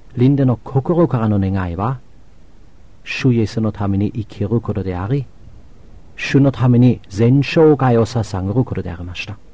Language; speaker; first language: Japanese; non-native, fluent; German